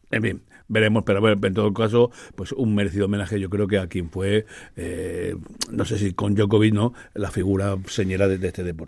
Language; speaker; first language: Spanish; native; Spanish